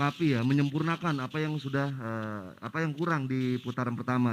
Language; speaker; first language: Indonesian; native; Indonesian